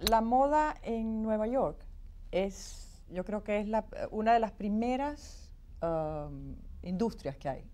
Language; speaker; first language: Spanish; native; Spanish